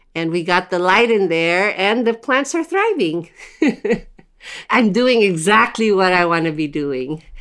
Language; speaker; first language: English; non-native, local second language; Filipino